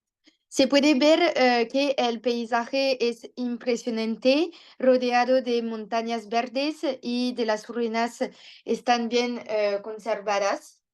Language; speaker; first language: Spanish; non-native, learner; French